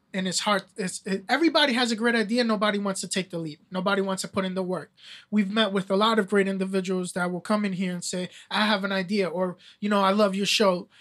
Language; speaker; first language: English; early bilingual, other home language; Spanish